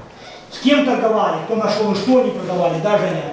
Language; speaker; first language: Russian; native; Russian